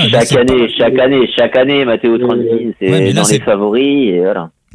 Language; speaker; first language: French; native; French